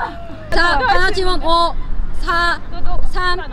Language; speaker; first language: Korean; native; Korean